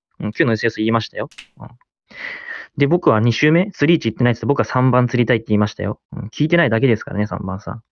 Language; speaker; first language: Japanese; native; Japanese